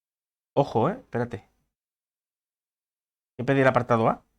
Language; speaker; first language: Spanish; native; Spanish